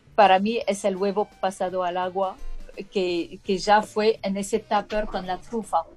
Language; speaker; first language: Spanish; non-native, fluent; French